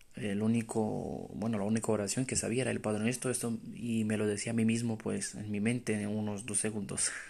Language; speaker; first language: Spanish; non-native, fluent; Romanian